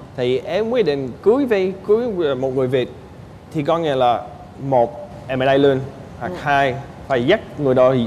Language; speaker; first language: Vietnamese; non-native, fluent; English